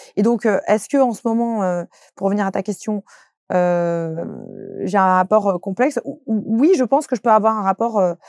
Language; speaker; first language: French; native; French